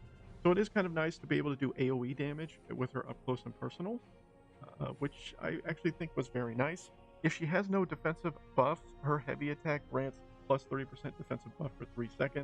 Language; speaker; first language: English; native; English